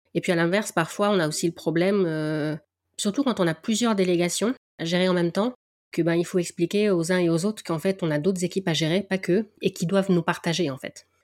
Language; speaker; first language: French; native; French